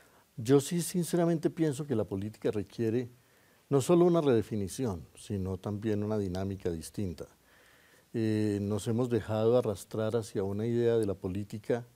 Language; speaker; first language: Spanish; native; Spanish